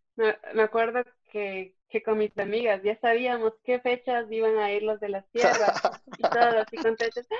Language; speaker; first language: Spanish; native; Spanish